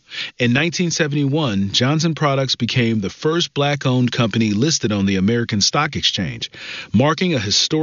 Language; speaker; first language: English; native; English